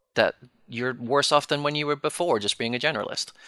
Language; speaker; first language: English; native; English